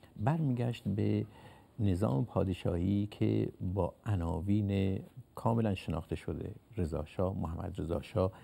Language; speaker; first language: Persian; native; Persian